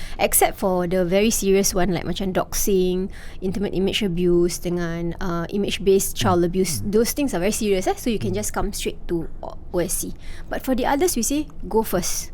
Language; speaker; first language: English; non-native, local second language; Malay